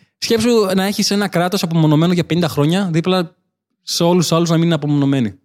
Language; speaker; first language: Greek; early bilingual, other home language; Albanian